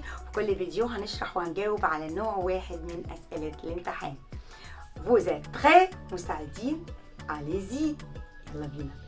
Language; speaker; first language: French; non-native, fluent; Arabic